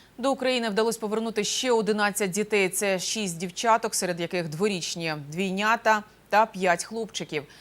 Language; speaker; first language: Ukrainian; native; Ukrainian